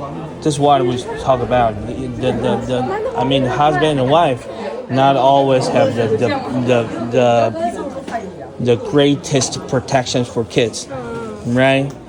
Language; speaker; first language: English; non-native, fluent; Chinese